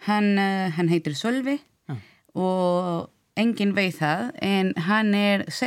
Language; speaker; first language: Icelandic; non-native, learner; Spanish